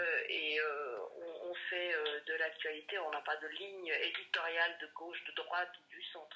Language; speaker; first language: French; native; French